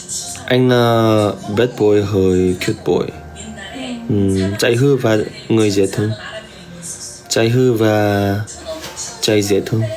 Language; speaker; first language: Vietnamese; non-native, learner; Korean